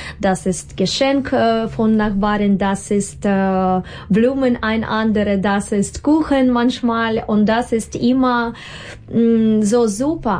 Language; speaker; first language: German; non-native, learner; Russian